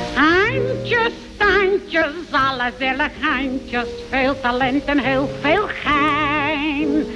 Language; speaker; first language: Dutch; native; Dutch